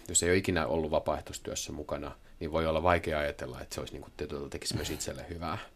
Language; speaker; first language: Finnish; native; Finnish